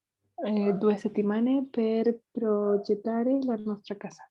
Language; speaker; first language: Italian; non-native, learner; Spanish